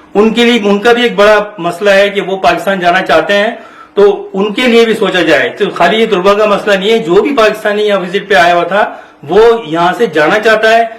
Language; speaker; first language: Urdu; native; Urdu